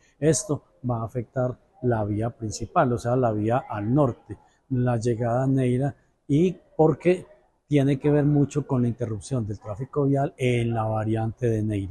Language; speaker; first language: Spanish; native; Spanish